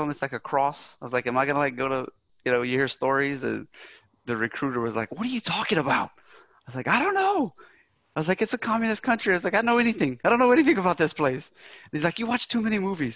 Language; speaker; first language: English; native; English